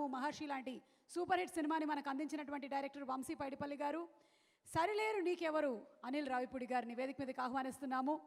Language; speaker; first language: Telugu; native; Telugu